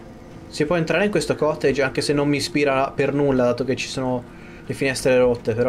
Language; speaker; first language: Italian; native; Italian